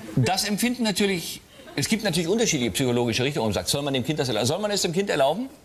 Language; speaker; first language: German; native; German